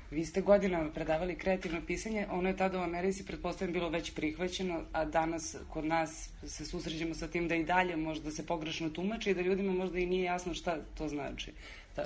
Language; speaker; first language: Serbian; native; Serbian